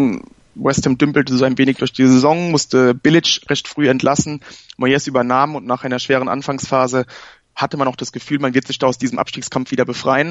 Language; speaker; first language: German; native; German